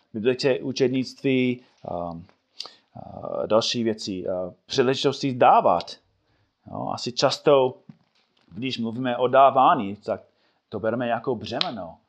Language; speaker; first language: Czech; non-native, fluent; English